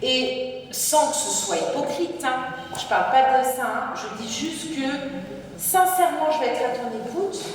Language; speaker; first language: French; native; French